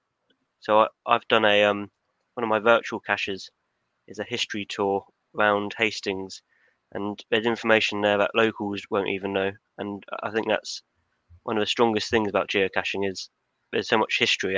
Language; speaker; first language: English; native; English